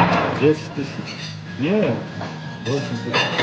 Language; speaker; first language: Russian; non-native, fluent; Armenian